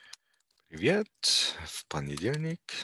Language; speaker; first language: Russian; non-native, learner; German